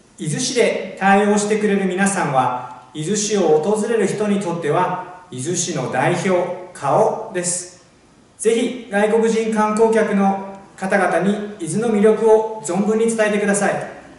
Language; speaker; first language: Japanese; native; Japanese